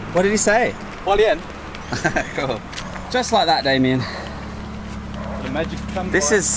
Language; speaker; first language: English; native; English